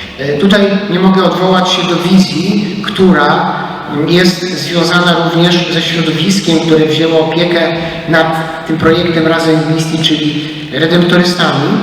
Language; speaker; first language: Polish; native; Polish